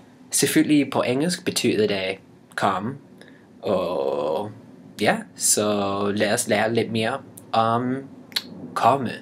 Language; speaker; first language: Danish; non-native, fluent; English